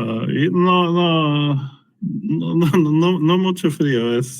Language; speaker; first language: Spanish; non-native, learner; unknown